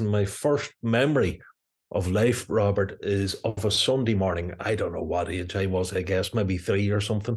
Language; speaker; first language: English; native; English